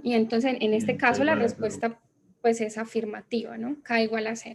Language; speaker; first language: Spanish; native; Spanish